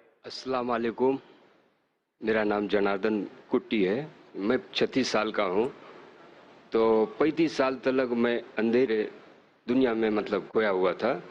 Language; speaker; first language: Hindi; non-native, local second language; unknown